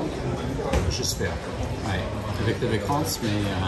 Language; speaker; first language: French; non-native, fluent; English